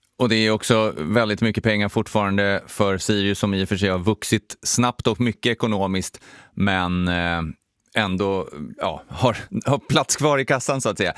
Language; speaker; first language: Swedish; native; Swedish